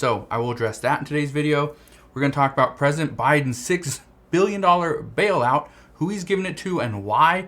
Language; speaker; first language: English; native; English